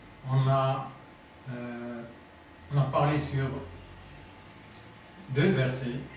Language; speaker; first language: French; non-native, fluent; Arabic